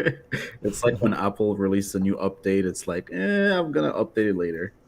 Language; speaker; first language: English; native; English